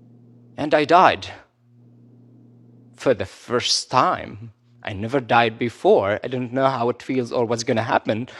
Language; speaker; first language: English; non-native, local second language; Arabic